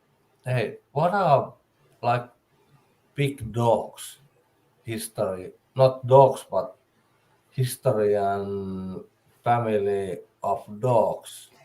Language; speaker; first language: English; non-native, learner; Finnish